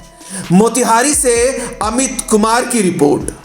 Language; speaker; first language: Hindi; native; Hindi